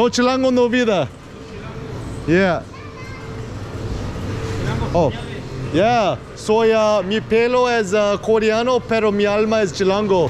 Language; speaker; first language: Spanish; non-native, learner; English